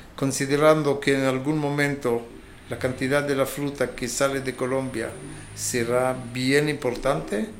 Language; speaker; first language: Spanish; non-native, fluent; Hebrew